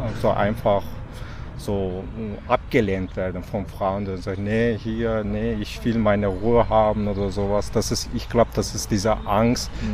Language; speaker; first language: German; non-native, learner; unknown